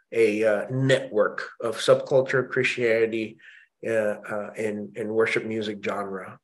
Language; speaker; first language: English; early bilingual, other home language; Indonesian